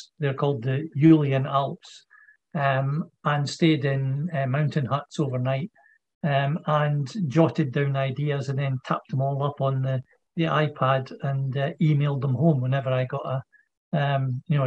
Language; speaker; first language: English; native; English